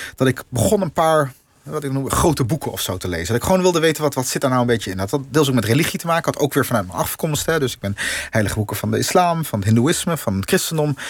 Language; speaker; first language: Dutch; native; Dutch